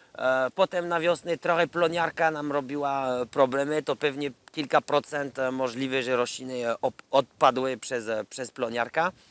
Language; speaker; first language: Polish; non-native, learner; French